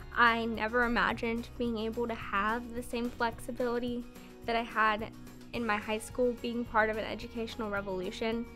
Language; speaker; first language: English; native; English